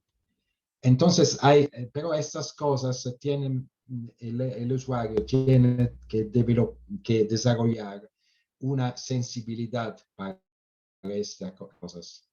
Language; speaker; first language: Spanish; non-native, fluent; Italian